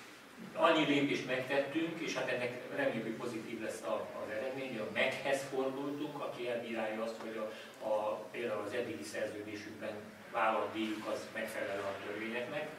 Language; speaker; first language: Hungarian; native; Hungarian